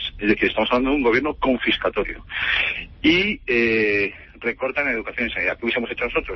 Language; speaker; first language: Spanish; native; Spanish